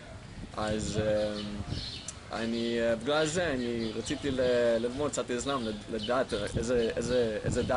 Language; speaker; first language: Hebrew; non-native, learner; English